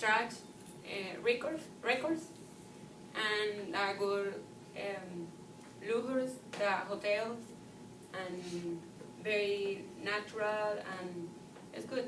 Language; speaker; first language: English; non-native, learner; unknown